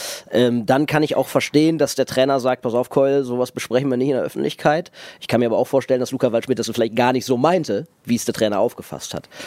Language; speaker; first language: German; native; German